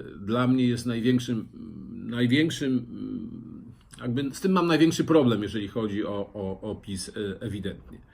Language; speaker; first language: Polish; native; Polish